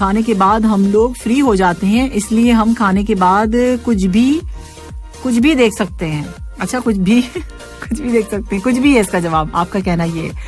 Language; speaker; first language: Urdu; native; Urdu